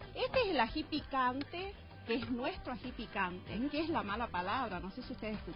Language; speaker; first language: Spanish; native; Spanish